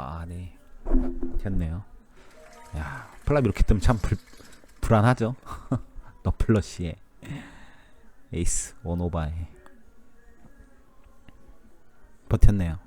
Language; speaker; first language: Korean; native; Korean